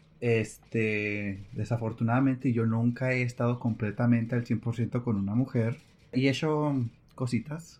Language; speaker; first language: Spanish; early bilingual, heritage; Spanish